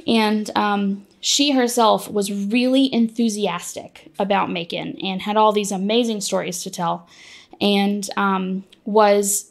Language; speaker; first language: English; native; English